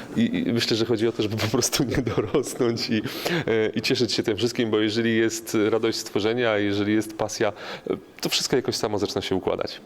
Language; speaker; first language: Polish; native; Polish